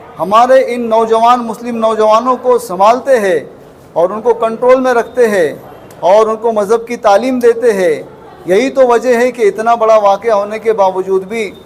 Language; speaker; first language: Urdu; native; Urdu